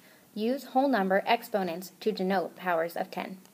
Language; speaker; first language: English; native; English